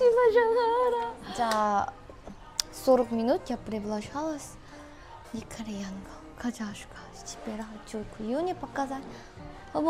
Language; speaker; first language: Russian; non-native, learner; Korean